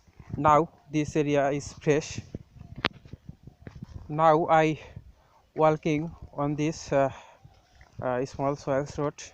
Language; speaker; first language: English; non-native, learner; Bangla